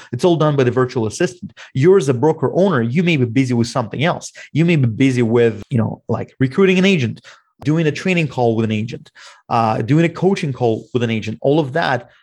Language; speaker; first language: English; non-native, fluent; Russian